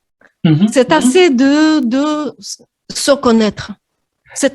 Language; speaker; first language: French; non-native, fluent; Russian